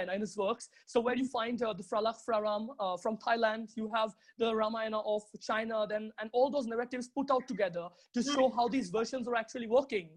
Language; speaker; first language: English; non-native, local second language; Bangla